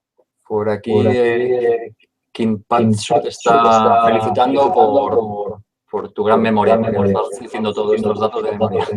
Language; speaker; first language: Spanish; native; Spanish